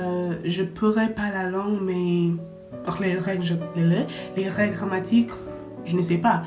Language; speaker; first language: French; non-native, learner; English